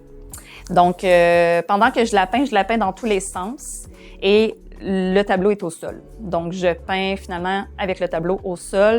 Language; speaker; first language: French; native; French